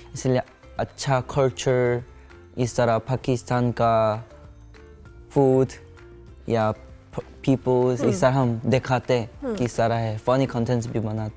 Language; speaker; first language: Hindi; non-native, learner; Korean